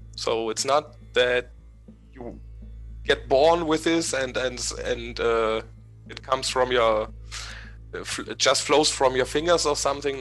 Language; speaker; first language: English; non-native, fluent; German